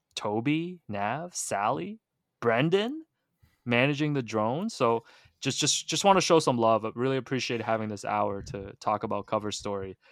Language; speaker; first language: English; early bilingual, other home language; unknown